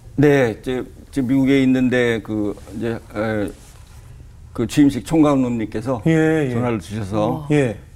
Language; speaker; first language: Korean; native; Korean